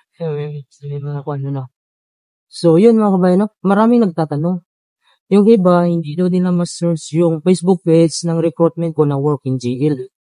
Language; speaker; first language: Filipino; native; Filipino